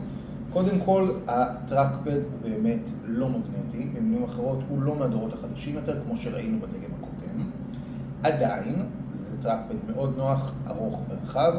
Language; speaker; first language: Hebrew; native; Hebrew